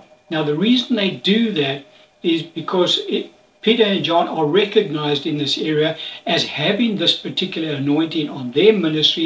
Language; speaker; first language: English; native; English